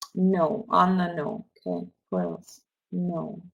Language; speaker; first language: English; non-native, fluent; Russian